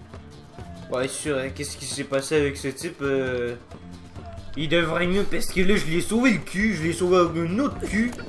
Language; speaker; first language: French; native; French